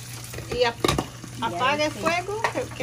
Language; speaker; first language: Spanish; non-native, learner; Portuguese